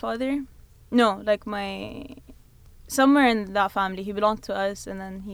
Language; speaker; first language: English; non-native, fluent; Arabic